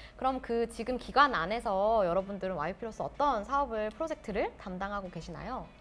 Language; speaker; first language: Korean; native; Korean